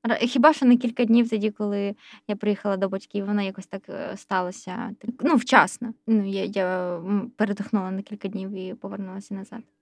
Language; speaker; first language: Ukrainian; native; Ukrainian